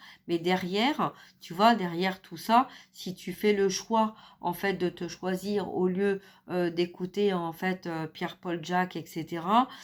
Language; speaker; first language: French; native; French